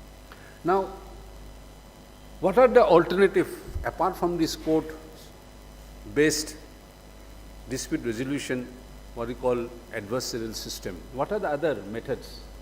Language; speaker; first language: English; non-native, local second language; Manipuri